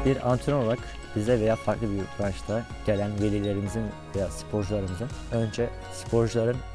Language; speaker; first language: Turkish; native; Turkish